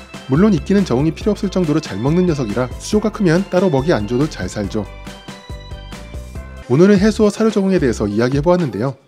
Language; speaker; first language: Korean; native; Korean